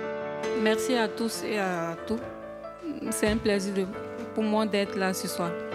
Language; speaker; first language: French; non-native, learner; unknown